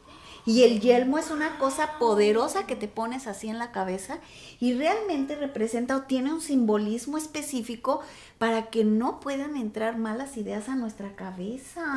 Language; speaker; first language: Spanish; native; Spanish